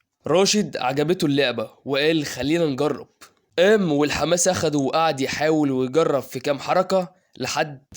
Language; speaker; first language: Arabic; native; Arabic